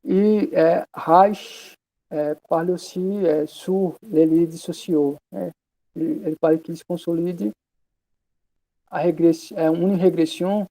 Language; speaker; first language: French; non-native, learner; Portuguese